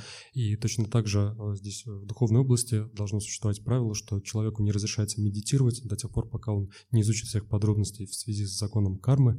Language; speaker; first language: Russian; native; Russian